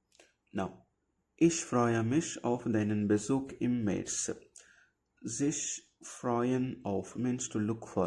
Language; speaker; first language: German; non-native, fluent; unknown